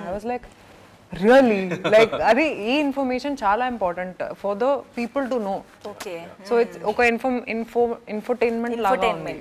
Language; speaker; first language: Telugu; non-native, local second language; Hindi